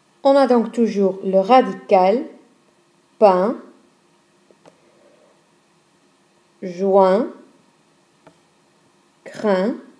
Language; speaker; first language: French; non-native, fluent; Dutch